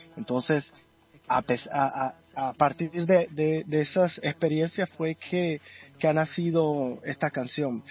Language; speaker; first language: Spanish; native; Spanish